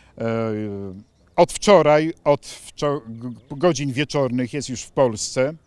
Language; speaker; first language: Polish; native; Polish